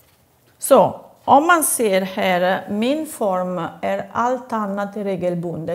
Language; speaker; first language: Swedish; non-native, fluent; Italian